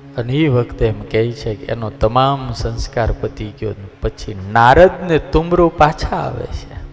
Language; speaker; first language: Gujarati; native; Gujarati